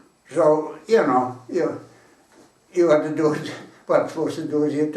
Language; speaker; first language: English; native; English